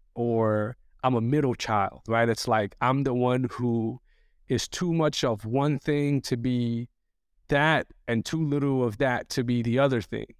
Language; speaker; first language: English; early bilingual, other home language; Arabic